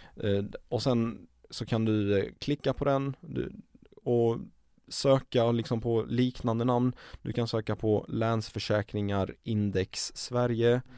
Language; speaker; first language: Swedish; early bilingual, other home language; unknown